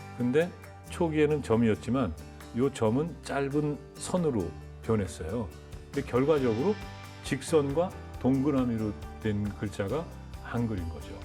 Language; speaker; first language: Korean; native; Korean